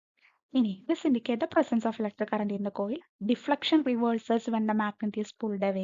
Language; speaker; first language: Malayalam; native; Malayalam